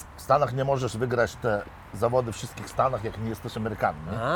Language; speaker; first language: Polish; non-native, fluent; Lithuanian